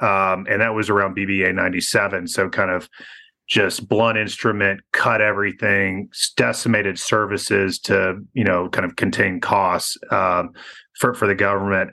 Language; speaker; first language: English; native; English